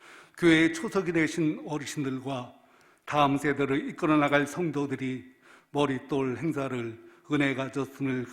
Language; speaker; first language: Korean; native; Korean